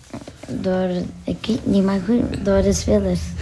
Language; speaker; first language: Dutch; early bilingual, other home language; Turkish